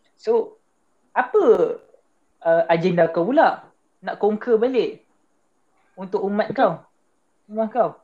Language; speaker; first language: Malay; native; Malay